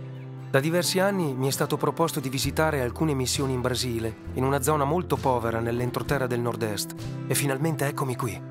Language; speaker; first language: Italian; native; Italian